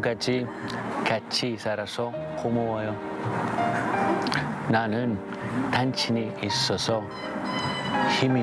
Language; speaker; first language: Korean; non-native, learner; Italian